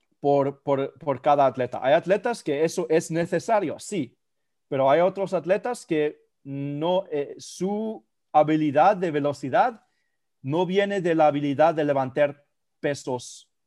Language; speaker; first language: Spanish; non-native, fluent; German